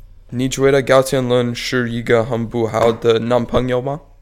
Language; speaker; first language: Chinese; non-native, learner; English